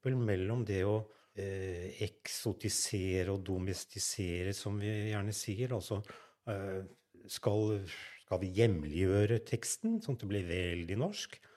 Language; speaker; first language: Norwegian; native; Norwegian